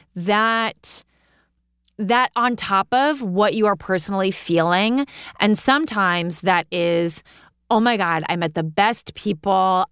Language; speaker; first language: English; native; English